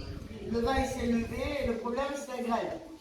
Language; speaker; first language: French; native; French